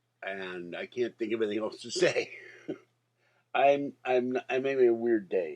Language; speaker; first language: English; native; English